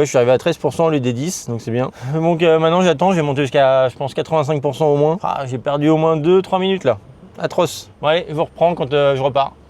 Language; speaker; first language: French; native; French